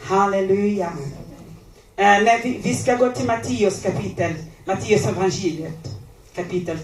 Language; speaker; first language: Swedish; non-native, learner; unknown